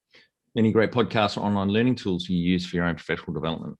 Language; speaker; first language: English; native; English